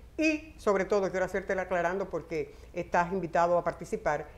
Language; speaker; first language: Spanish; native; Spanish